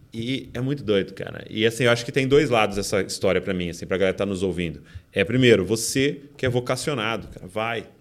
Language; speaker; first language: Portuguese; native; Portuguese